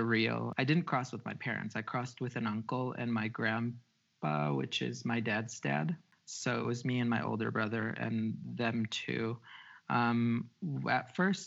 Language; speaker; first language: English; early bilingual, other home language; Spanish